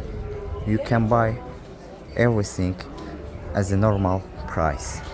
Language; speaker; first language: English; non-native, learner; Azerbaijani